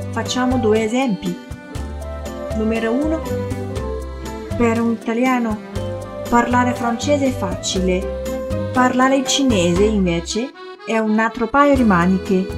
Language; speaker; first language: Italian; non-native, fluent; Chinese